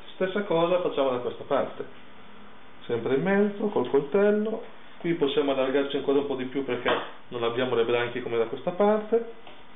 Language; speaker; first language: Italian; native; Italian